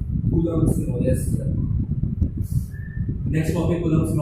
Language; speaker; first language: English; non-native, local second language; Hindi